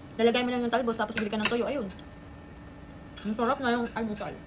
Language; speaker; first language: Filipino; non-native, local second language; Bikol